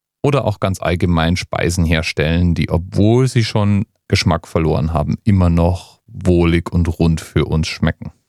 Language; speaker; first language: German; native; German